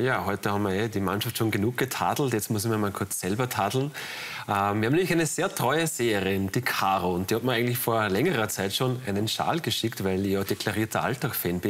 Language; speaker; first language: German; native; German